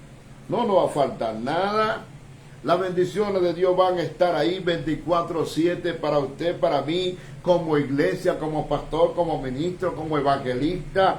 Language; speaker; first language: Spanish; native; Spanish